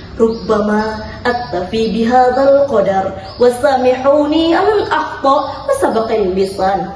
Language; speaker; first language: Arabic; non-native, learner; Indonesian